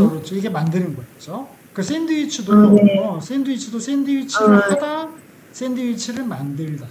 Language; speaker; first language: Korean; native; Korean